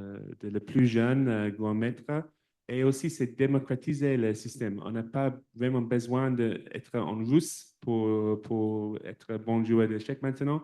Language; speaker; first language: French; non-native, fluent; English